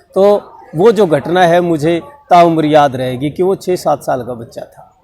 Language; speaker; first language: Hindi; native; Hindi